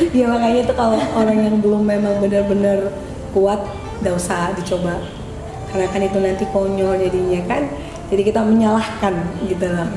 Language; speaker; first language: Indonesian; native; Indonesian